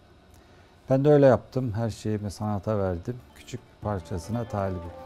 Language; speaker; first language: Turkish; native; Turkish